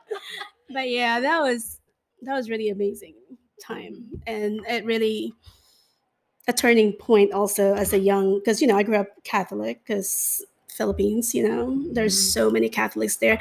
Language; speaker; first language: English; non-native, local second language; Filipino